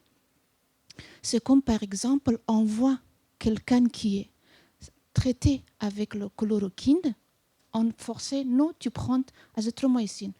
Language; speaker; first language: French; non-native, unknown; Persian